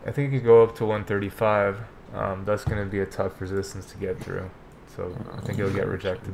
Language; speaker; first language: English; native; English